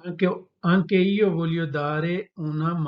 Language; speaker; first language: Italian; non-native, fluent; Urdu